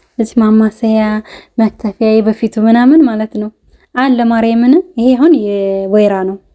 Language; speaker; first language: Amharic; native; Amharic